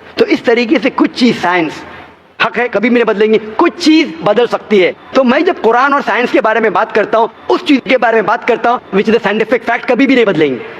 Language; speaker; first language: Hindi; non-native, local second language; Konkani